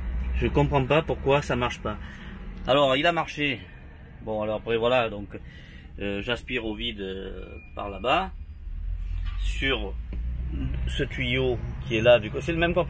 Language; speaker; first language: French; native; French